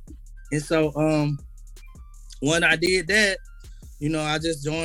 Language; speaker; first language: English; native; English